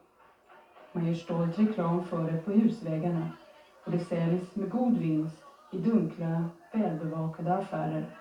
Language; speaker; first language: Swedish; native; Swedish